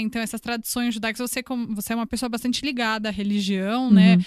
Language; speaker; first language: Portuguese; native; Portuguese